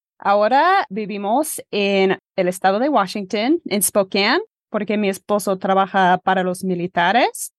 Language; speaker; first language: Spanish; non-native, fluent; English